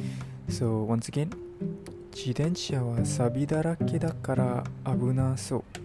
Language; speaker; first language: Japanese; non-native, learner; English